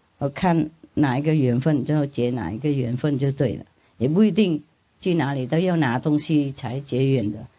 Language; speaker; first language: Chinese; non-native, fluent; Vietnamese